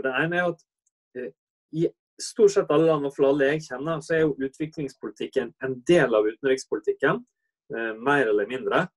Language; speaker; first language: Norwegian; native; Norwegian